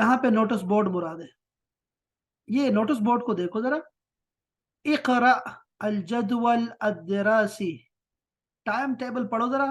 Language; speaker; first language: Urdu; native; Urdu